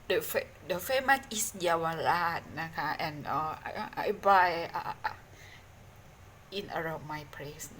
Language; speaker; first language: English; non-native, learner; Thai